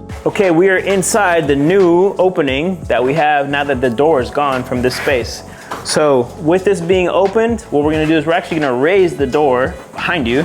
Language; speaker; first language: English; native; English